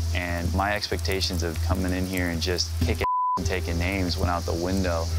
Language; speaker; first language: English; native; English